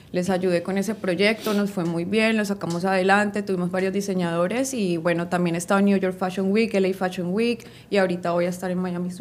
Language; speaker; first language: Spanish; native; Spanish